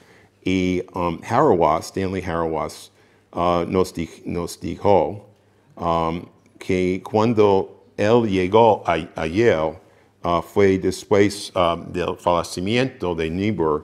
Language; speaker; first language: Spanish; non-native, fluent; English